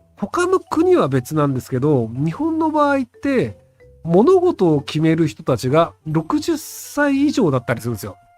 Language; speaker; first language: Japanese; native; Japanese